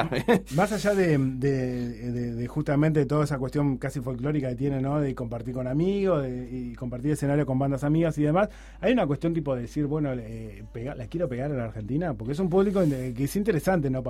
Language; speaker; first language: Spanish; native; Spanish